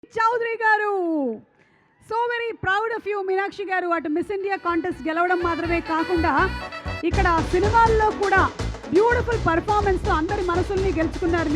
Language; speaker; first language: Telugu; native; Telugu